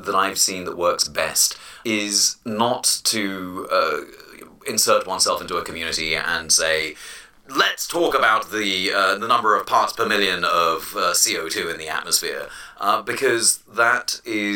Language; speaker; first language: English; native; English